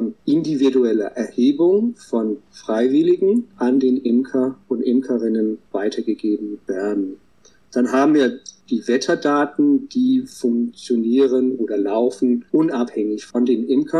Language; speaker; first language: German; non-native, fluent; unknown